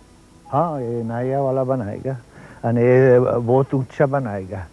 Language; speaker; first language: Hindi; non-native, learner; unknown